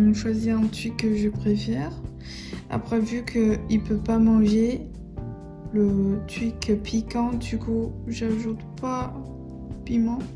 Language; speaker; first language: French; non-native, learner; Chinese